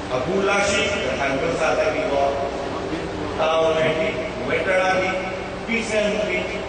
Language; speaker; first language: Burmese; native; Burmese